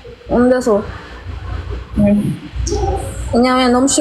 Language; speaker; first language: Korean; non-native, learner; Filipino